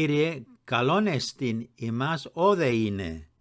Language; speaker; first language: Greek; non-native, fluent; English